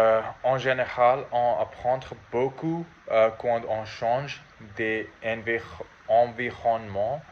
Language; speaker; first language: French; non-native, learner; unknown